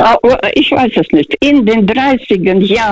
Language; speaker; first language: German; early bilingual, heritage; Russian